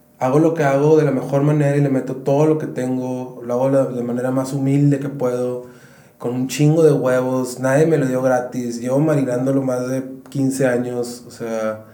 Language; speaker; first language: Spanish; native; Spanish